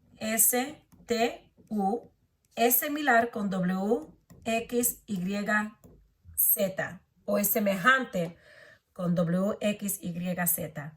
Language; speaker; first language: Spanish; early bilingual, heritage; Spanish